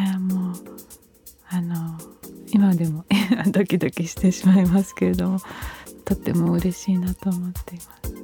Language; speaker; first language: Japanese; early bilingual, other home language; Portuguese